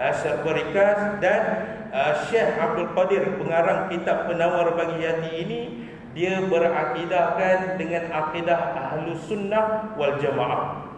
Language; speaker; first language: Malay; native; Malay